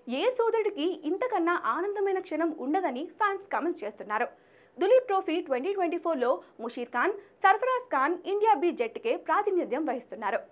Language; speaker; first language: Telugu; native; Telugu